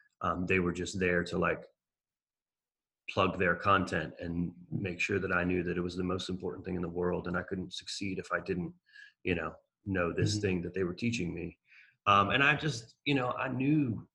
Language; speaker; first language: English; native; English